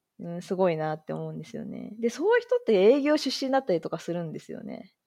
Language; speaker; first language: Japanese; native; Japanese